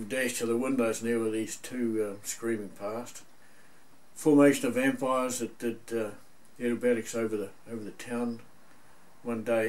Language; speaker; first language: English; native; English